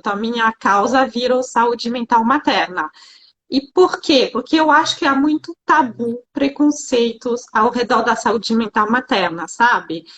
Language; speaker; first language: Portuguese; non-native, fluent; French